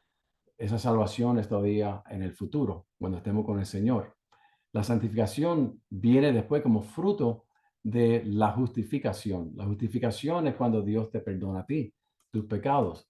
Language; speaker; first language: Spanish; native; Spanish